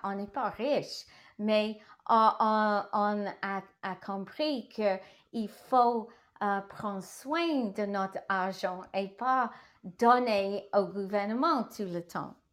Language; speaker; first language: French; non-native, learner; English